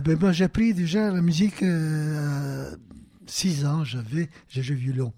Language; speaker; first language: French; non-native, fluent; Bulgarian